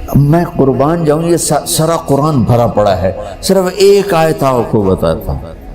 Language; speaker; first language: Urdu; non-native, local second language; Punjabi